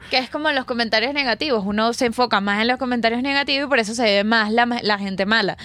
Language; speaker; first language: Spanish; native; Spanish